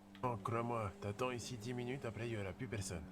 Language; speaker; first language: French; native; French